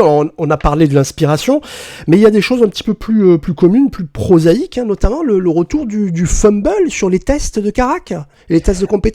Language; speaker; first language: French; native; French